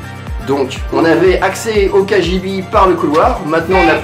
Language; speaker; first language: French; native; French